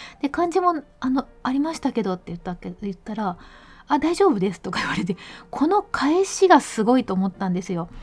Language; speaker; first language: Japanese; native; Japanese